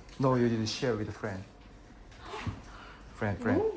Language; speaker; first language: English; non-native, learner; Korean